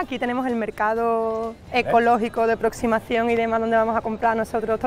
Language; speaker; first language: Spanish; native; Spanish